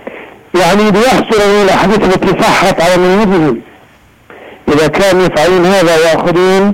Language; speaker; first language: Arabic; native; Arabic